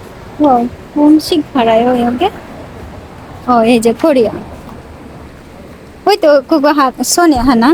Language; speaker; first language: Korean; non-native, learner; Bangla